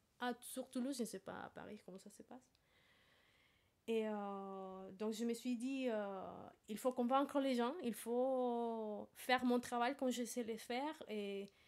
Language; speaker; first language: French; non-native, fluent; Spanish